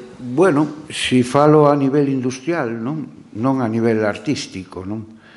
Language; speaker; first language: Galician; non-native, local second language; Spanish